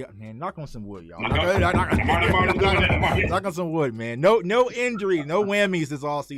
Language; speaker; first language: English; native; English